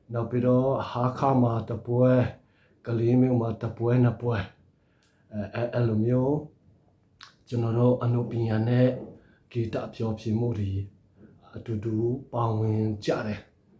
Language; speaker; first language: Burmese; non-native, local second language; Hakha Chin